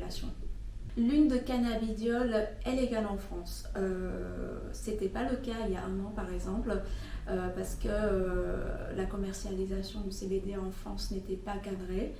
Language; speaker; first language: French; non-native, fluent; Vietnamese